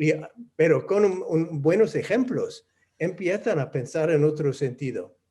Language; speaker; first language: Spanish; non-native, fluent; English